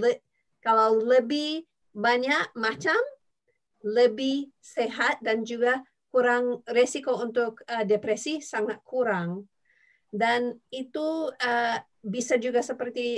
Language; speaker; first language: Indonesian; non-native, fluent; English